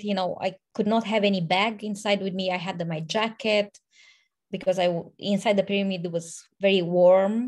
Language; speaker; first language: English; non-native, fluent; Romanian